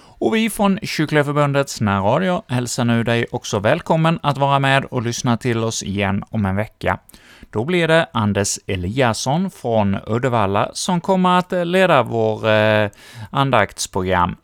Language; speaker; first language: Swedish; native; Swedish